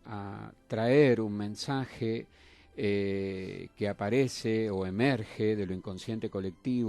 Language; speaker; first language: Spanish; native; Spanish